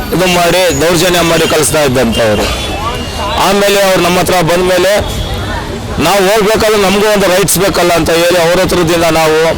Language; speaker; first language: Kannada; native; Kannada